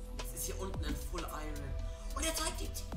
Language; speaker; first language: German; native; German